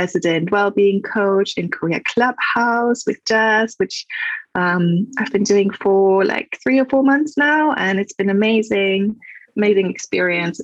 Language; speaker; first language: English; non-native, fluent; German